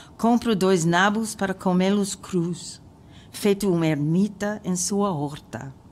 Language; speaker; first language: Portuguese; non-native, fluent; English